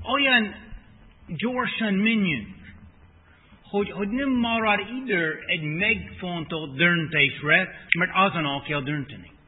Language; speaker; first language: Hungarian; non-native, fluent; English